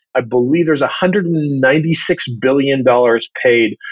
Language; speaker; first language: English; native; English